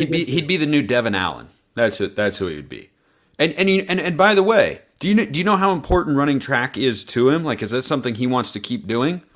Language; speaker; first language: English; native; English